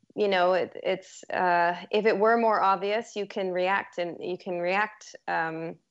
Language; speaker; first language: English; native; English